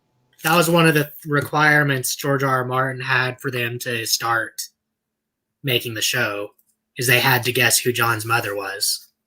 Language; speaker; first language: English; native; English